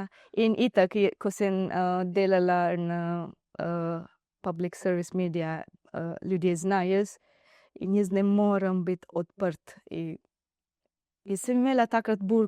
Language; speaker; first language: Slovenian; non-native, learner; Divehi